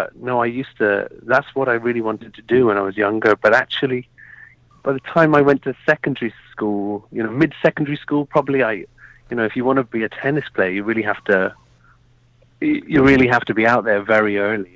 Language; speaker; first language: English; native; English